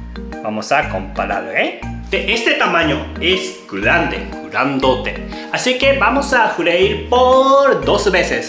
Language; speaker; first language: Spanish; non-native, fluent; Japanese